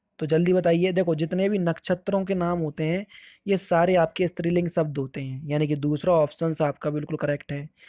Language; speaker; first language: Hindi; native; Hindi